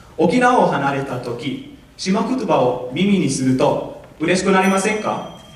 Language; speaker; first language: Japanese; non-native, fluent; English